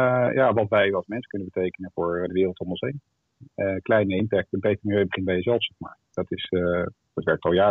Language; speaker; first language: Dutch; native; Dutch